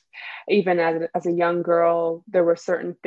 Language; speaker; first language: English; native; English